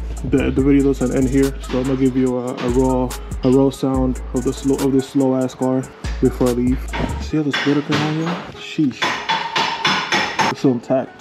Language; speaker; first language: English; early bilingual, other home language; Spanish